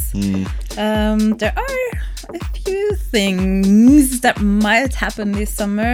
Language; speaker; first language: English; non-native, fluent; Norwegian